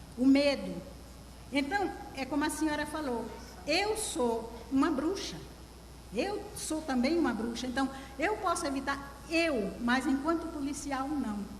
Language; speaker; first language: Portuguese; native; Portuguese